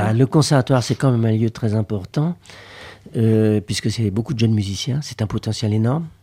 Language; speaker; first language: French; native; French